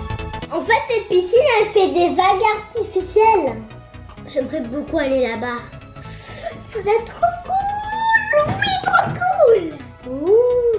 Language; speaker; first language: French; native; French